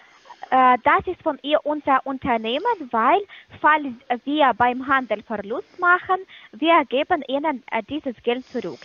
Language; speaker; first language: German; non-native, fluent; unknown